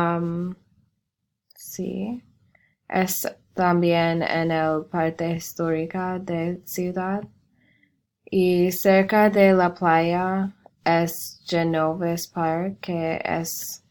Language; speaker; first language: Spanish; non-native, learner; English